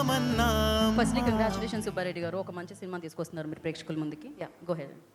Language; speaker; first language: Telugu; native; Telugu